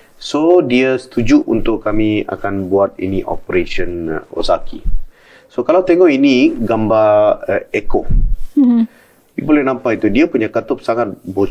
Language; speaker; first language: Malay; non-native, local second language; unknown